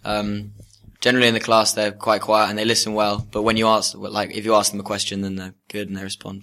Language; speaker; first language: English; native; English